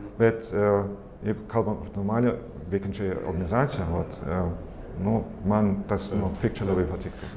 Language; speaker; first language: Lithuanian; non-native, fluent; German